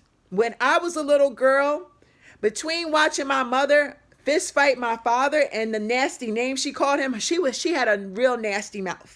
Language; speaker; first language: English; native; English